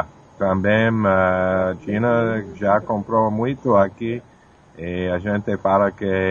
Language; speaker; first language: Portuguese; non-native, fluent; English